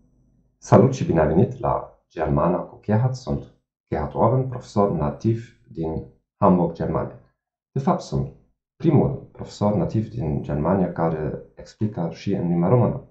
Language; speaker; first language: Romanian; non-native, fluent; German